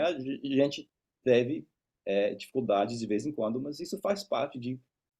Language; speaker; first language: Portuguese; non-native, fluent; English